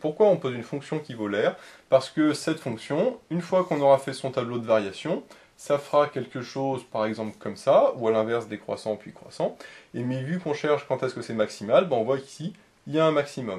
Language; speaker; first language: French; native; French